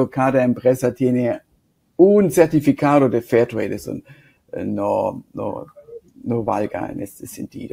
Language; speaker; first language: Spanish; non-native, fluent; German